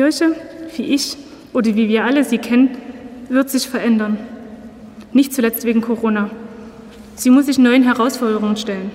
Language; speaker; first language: German; native; German